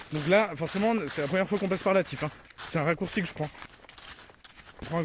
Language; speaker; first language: French; native; French